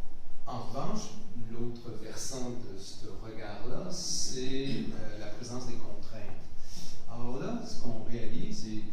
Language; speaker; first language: French; native; French